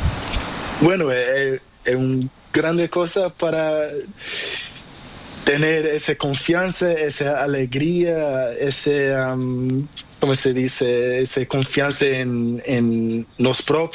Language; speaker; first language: Spanish; non-native, learner; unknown